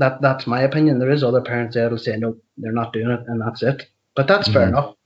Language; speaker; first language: English; native; English